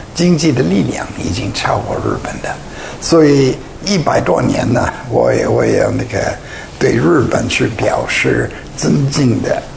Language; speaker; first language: Chinese; non-native, fluent; English